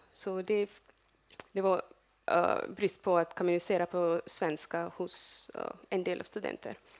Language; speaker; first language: Swedish; non-native, fluent; Urdu